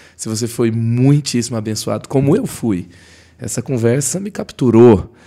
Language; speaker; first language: Portuguese; native; Portuguese